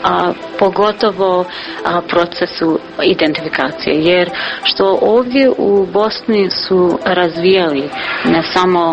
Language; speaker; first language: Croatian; non-native, learner; English